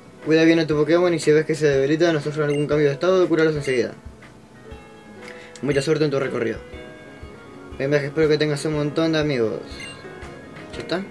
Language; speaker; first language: Spanish; native; Spanish